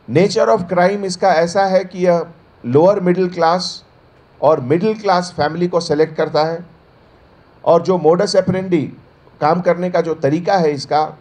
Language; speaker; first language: Hindi; native; Hindi